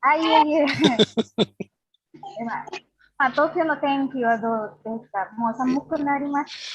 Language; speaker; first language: Japanese; non-native, fluent; Indonesian